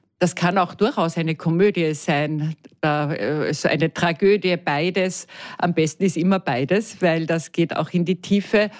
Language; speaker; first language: German; native; German